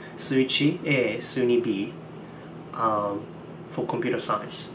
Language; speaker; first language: English; non-native, fluent; Japanese